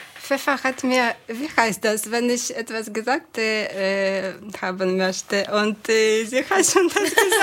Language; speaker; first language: German; non-native, fluent; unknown